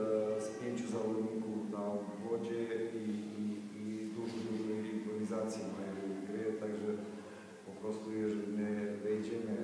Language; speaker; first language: Polish; non-native, fluent; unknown